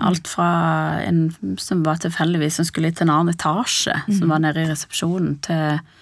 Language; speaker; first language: Norwegian; early bilingual, other home language; Persian